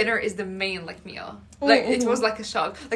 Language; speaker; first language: English; non-native, fluent; Arabic